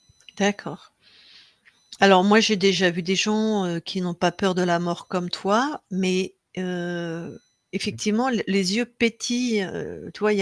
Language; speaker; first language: French; native; French